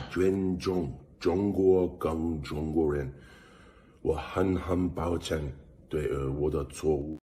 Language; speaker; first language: Chinese; non-native, learner; English